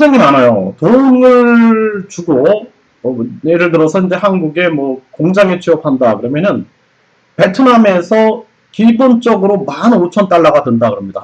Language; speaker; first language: Korean; native; Korean